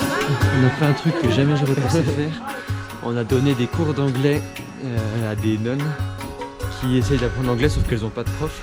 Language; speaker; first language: French; native; French